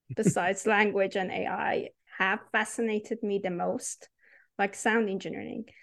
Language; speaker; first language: English; non-native, fluent; Persian